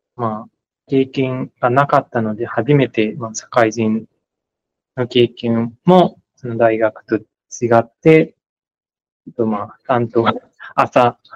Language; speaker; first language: Japanese; non-native, fluent; Nepali